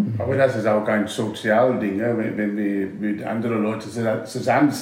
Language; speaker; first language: German; non-native, fluent; English